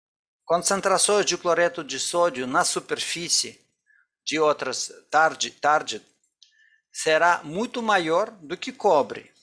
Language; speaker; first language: Portuguese; non-native, fluent; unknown